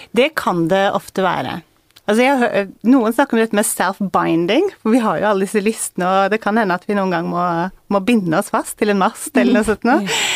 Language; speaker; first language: Norwegian; native; Norwegian